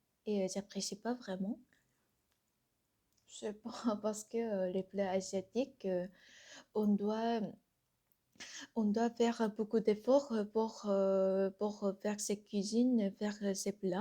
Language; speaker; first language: French; non-native, learner; Korean